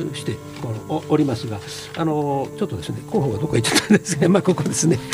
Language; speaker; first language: Japanese; native; Japanese